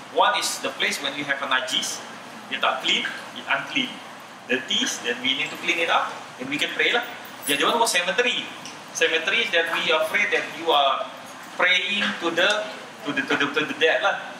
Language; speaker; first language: English; non-native, fluent; Indonesian